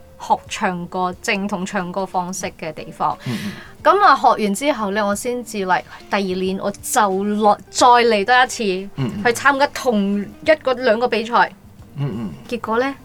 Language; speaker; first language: Cantonese; non-native, local second language; Chinese